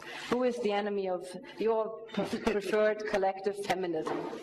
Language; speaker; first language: English; non-native, fluent; German